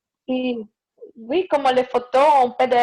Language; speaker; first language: French; non-native, learner; Spanish